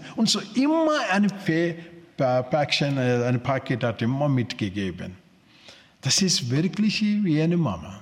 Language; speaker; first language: German; non-native, learner; Telugu